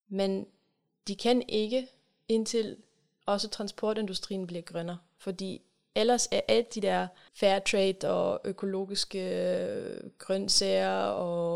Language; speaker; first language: Danish; non-native, fluent; German